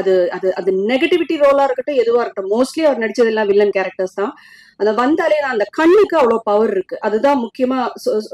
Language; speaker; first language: Tamil; native; Tamil